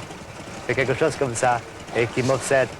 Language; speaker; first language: French; non-native, fluent; Vietnamese